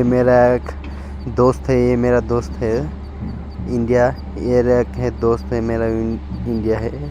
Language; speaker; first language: Hindi; non-native, learner; Bangla